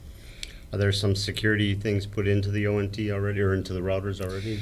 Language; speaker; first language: English; native; English